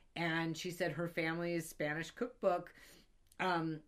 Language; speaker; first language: English; native; English